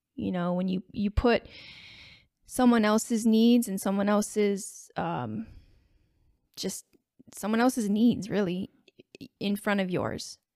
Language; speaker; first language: English; native; English